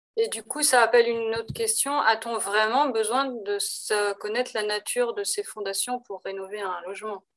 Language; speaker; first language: French; native; French